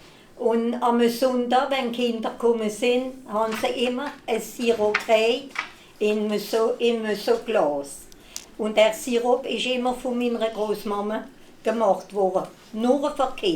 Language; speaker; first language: German; non-native, local second language; Swiss German